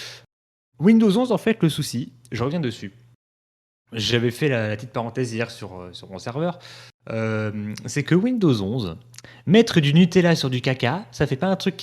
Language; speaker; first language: French; native; French